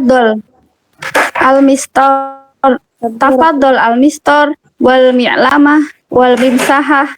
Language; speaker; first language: Arabic; non-native, learner; Indonesian